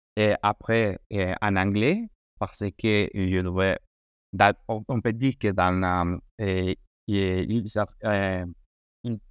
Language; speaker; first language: French; non-native, learner; Spanish